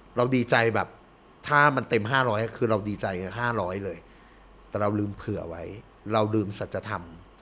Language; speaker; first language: Thai; early bilingual, heritage; Thai